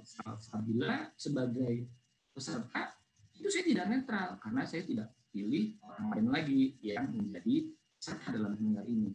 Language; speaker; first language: Indonesian; native; Indonesian